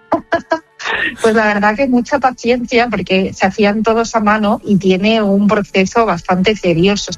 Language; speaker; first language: Spanish; native; Spanish